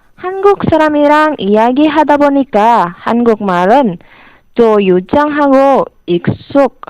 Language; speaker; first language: Korean; non-native, learner; Indonesian